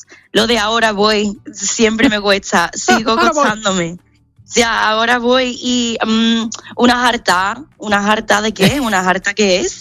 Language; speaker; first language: Spanish; non-native, fluent; English